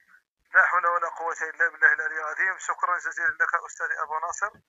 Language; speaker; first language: Arabic; native; Arabic